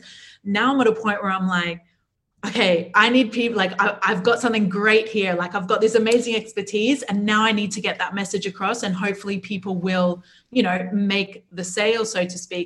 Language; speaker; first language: English; native; English